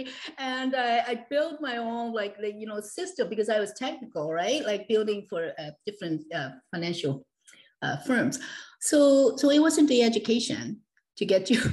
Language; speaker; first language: English; non-native, local second language; Cantonese